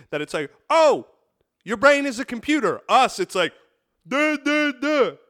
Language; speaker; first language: English; native; English